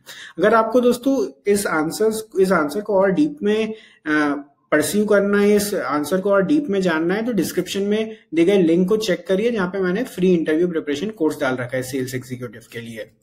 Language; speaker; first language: Hindi; native; Hindi